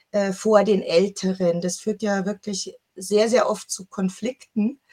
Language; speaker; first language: German; native; German